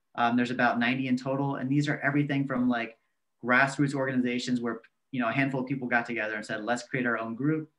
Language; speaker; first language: English; native; English